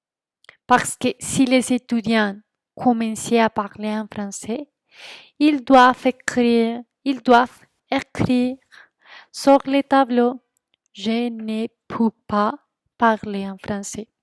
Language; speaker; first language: French; non-native, fluent; Spanish